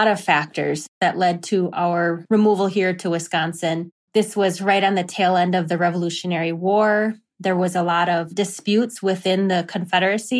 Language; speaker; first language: English; native; English